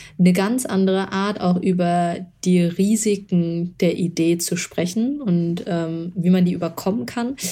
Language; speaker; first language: German; early bilingual, other home language; Chinese